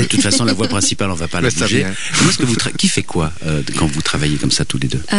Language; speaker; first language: French; native; French